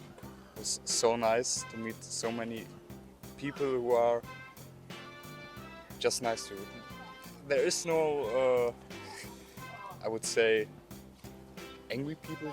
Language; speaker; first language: English; non-native, learner; German